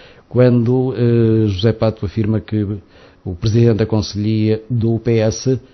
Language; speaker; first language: Portuguese; native; Portuguese